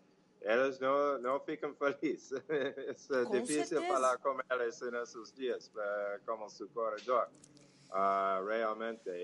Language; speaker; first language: Portuguese; non-native, fluent; English